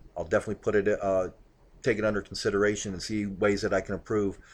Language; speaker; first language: English; native; English